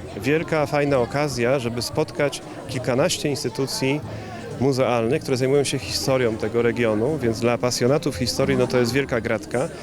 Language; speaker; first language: Polish; native; Polish